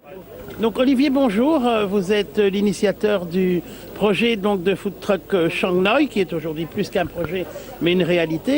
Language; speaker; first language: French; native; French